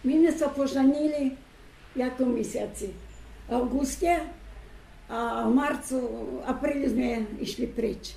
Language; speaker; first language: Slovak; early bilingual, heritage; Slovak